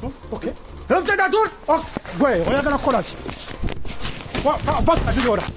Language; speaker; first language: Swedish; non-native, learner; Ganda